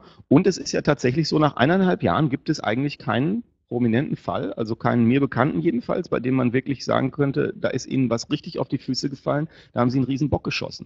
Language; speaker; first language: German; native; German